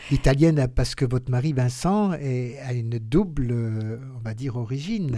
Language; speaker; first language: French; native; French